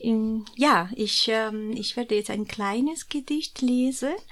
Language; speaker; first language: German; non-native, fluent; Georgian